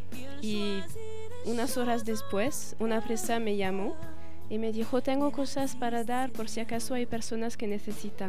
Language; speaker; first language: Spanish; non-native, fluent; French